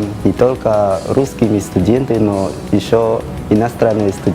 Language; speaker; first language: Russian; non-native, learner; Khmer